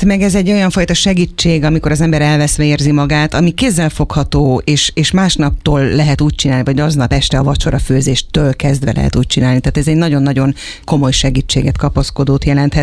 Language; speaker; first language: Hungarian; native; Hungarian